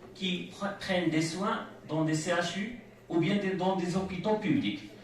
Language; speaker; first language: French; non-native, local second language; Arabic